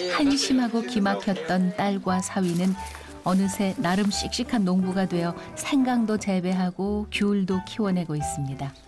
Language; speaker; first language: Korean; native; Korean